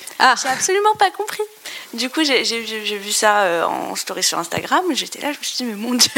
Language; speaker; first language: French; non-native, local second language; Arabic